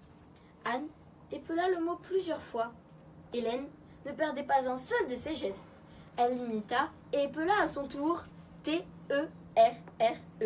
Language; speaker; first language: French; native; French